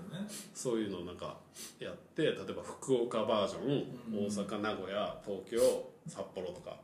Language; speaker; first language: Japanese; native; Japanese